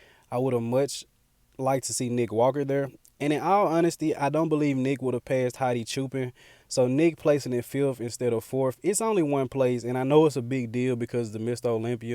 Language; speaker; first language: English; native; English